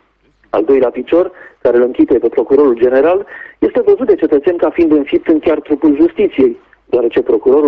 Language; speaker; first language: Romanian; native; Romanian